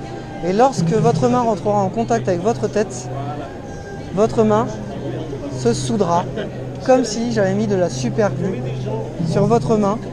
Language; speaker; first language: French; native; French